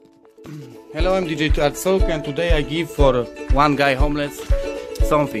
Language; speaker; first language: English; non-native, learner; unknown